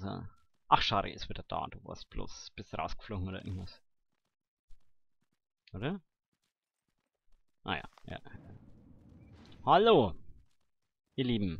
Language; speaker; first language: German; native; German